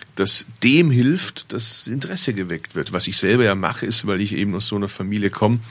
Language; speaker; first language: German; early bilingual, other home language; Turkish